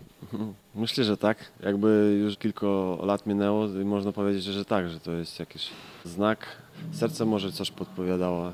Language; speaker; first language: Polish; non-native, fluent; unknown